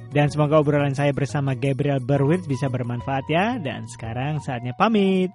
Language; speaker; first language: Indonesian; native; Indonesian